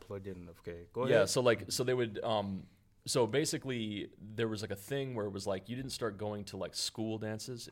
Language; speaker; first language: English; native; English